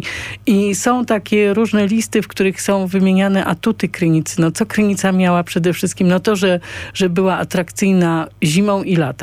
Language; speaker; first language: Polish; native; Polish